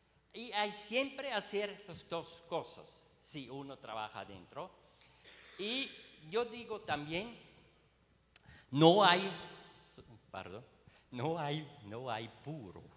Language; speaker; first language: Spanish; non-native, learner; Swiss German